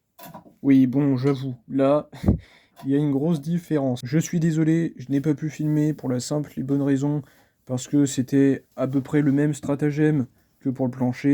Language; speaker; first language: French; native; French